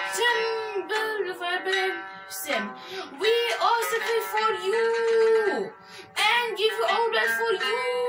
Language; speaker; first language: English; non-native, fluent; Arabic